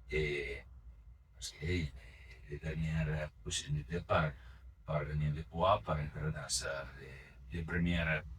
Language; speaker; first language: French; non-native, learner; Italian